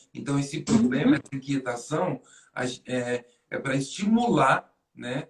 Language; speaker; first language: Portuguese; native; Portuguese